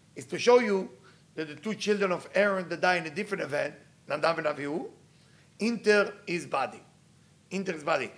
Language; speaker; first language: English; non-native, fluent; Hebrew